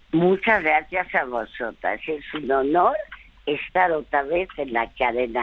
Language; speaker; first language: Spanish; early bilingual, other home language; French